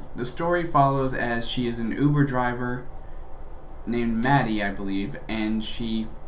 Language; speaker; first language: English; native; English